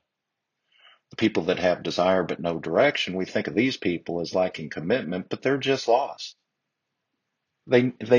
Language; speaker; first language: English; native; English